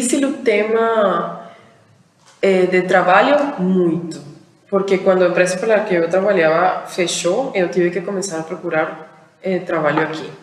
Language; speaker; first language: Portuguese; non-native, fluent; Spanish